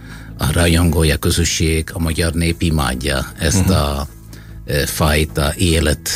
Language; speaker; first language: Hungarian; non-native, fluent; Italian